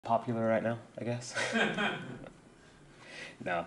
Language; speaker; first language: English; native; English